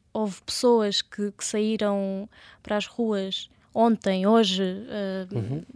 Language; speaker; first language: Portuguese; early bilingual, other home language; Russian